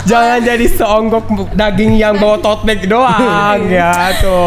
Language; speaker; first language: Indonesian; native; Indonesian